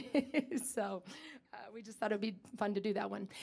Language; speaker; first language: English; native; English